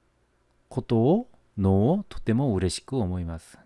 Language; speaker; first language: Japanese; non-native, fluent; Korean